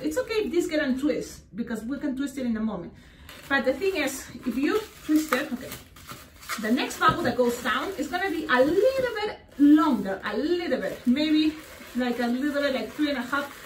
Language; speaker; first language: English; non-native, fluent; Spanish